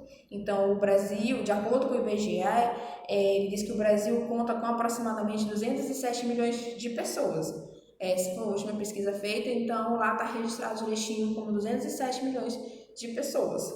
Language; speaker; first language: Portuguese; native; Portuguese